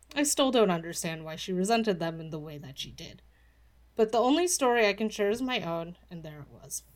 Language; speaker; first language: English; early bilingual, other home language; Polish